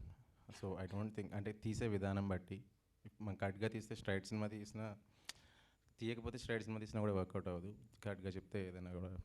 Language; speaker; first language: Telugu; native; Telugu